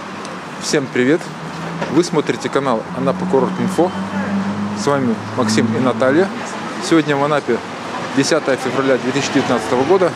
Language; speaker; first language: Russian; native; Russian